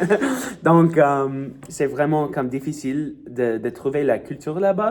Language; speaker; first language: French; non-native, local second language; English